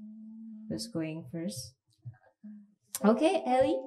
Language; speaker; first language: English; non-native, fluent; Indonesian